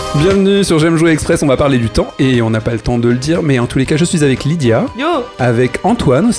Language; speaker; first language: French; native; French